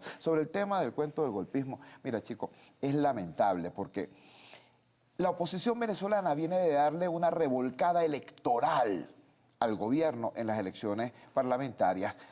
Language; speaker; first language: Spanish; native; Spanish